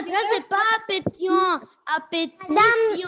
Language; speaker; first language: French; non-native, local second language; Arabic